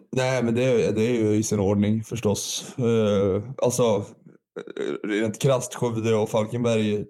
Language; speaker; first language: Swedish; native; Swedish